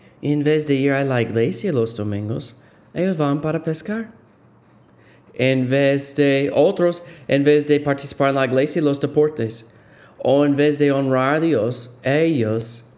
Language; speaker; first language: Spanish; non-native, fluent; English